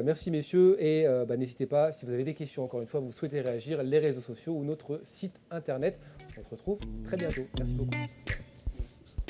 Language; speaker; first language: French; native; French